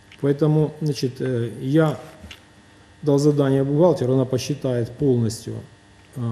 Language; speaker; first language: Russian; native; Russian